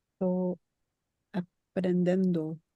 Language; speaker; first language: Portuguese; non-native, learner; English